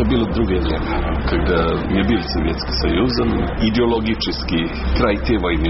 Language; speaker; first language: Russian; non-native, learner; Serbian